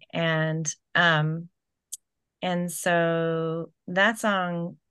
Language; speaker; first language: English; native; English